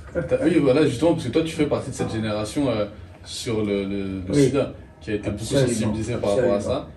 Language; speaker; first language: French; native; French